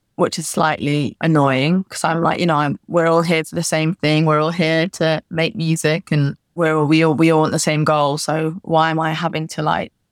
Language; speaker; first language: English; native; English